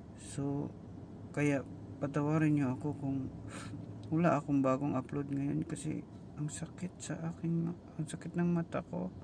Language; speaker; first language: Filipino; native; Filipino